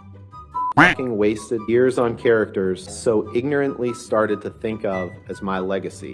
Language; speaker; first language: English; native; English